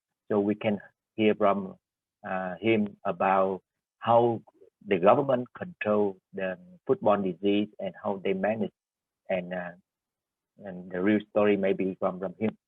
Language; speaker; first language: English; non-native, fluent; Vietnamese